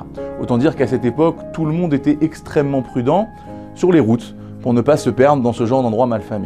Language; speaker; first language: French; native; French